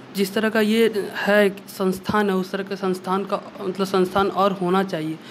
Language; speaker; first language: Hindi; native; Hindi